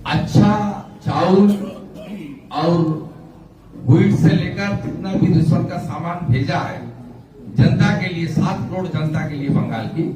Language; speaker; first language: Hindi; non-native, local second language; Bangla